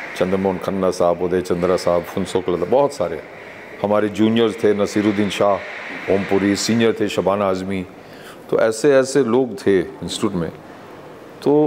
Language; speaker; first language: Hindi; non-native, local second language; English